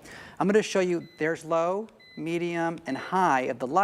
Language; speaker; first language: English; native; English